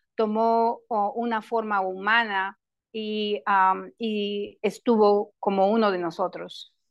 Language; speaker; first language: Spanish; non-native, local second language; English